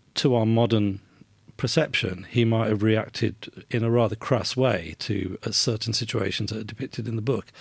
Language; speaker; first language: English; native; English